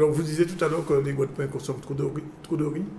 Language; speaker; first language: French; native; French